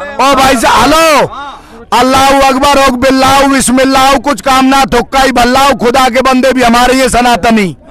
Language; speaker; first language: Hindi; native; Hindi